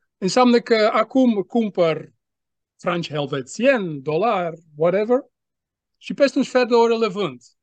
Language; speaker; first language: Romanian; non-native, fluent; Dutch